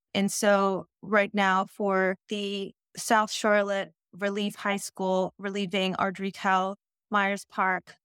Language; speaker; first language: English; early bilingual, other home language; Dutch